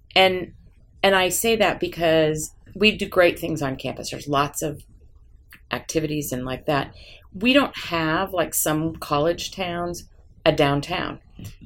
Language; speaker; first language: English; native; English